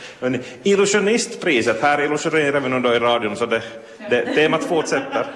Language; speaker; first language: Swedish; native; Swedish